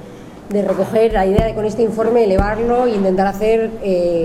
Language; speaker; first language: Spanish; native; Spanish